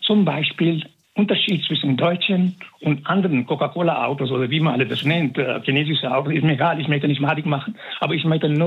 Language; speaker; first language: German; non-native, fluent; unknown